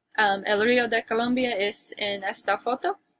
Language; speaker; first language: Spanish; non-native, learner; English